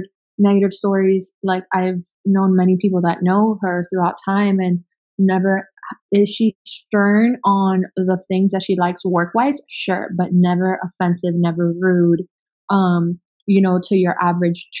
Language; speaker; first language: English; early bilingual, other home language; Spanish